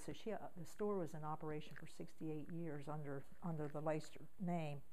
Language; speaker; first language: English; native; English